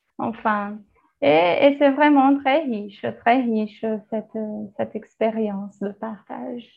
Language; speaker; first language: French; non-native, fluent; Portuguese